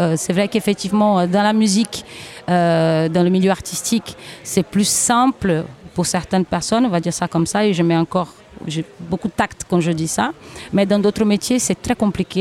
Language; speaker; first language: French; non-native, fluent; Portuguese